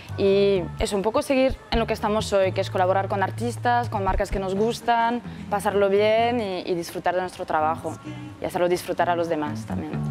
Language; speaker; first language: Spanish; non-native, fluent; French